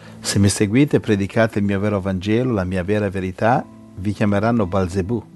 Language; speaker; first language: Italian; native; Italian